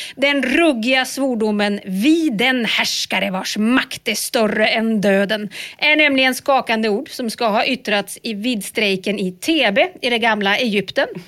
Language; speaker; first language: Swedish; native; Swedish